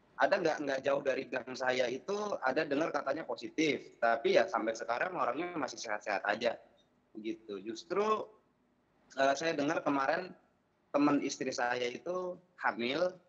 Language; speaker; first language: Indonesian; native; Indonesian